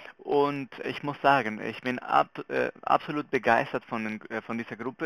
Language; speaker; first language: German; non-native, fluent; Spanish